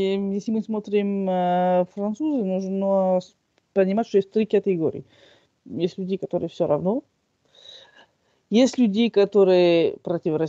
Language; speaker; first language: Russian; non-native, fluent; French